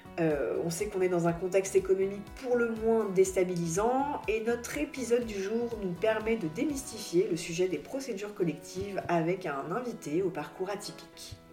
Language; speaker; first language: French; native; French